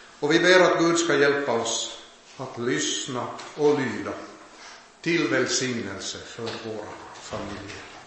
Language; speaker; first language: Swedish; native; Swedish